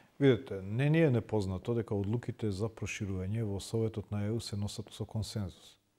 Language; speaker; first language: Macedonian; non-native, local second language; Albanian